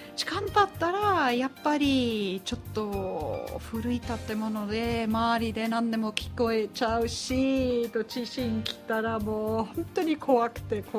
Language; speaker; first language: Japanese; non-native, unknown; German